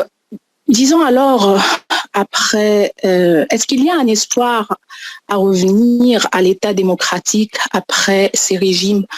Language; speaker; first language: French; non-native, local second language; Arabic